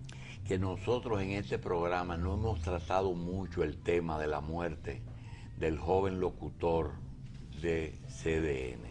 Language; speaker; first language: Spanish; native; Spanish